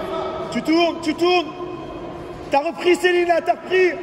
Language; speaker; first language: French; native; French